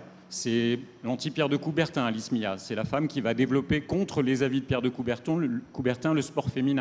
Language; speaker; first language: French; native; French